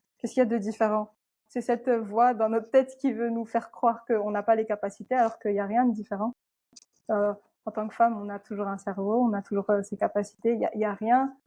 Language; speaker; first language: French; non-native, local second language; Wolof